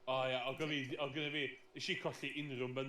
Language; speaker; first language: Welsh; native; Welsh